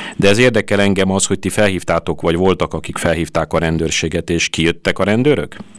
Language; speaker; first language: Hungarian; native; Hungarian